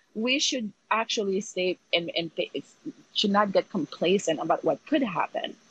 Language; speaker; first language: English; early bilingual, other home language; Haitian Creole